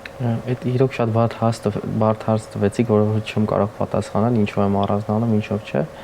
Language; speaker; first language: Armenian; non-native, local second language; Kurdish